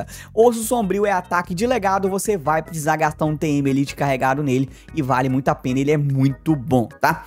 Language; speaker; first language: Portuguese; native; Portuguese